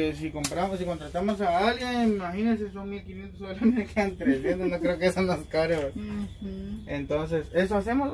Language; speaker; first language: Spanish; native; Spanish